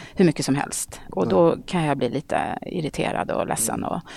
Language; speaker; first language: Swedish; native; Swedish